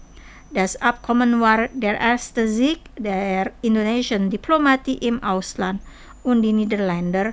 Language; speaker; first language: German; non-native, fluent; Indonesian